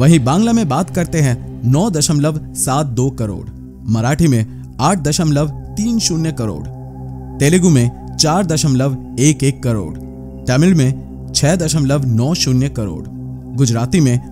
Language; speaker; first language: Hindi; non-native, local second language; Bangla